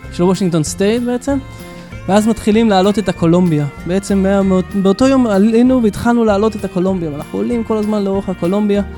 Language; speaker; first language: Hebrew; early bilingual, other home language; English